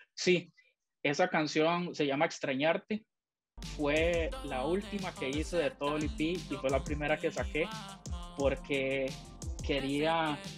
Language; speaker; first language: Spanish; native; Spanish